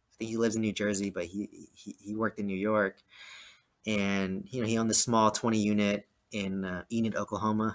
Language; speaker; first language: English; native; English